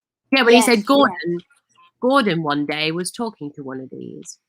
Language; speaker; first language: English; native; English